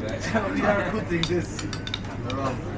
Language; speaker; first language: English; non-native, fluent; Croatian